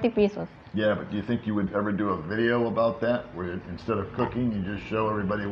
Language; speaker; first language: English; native; English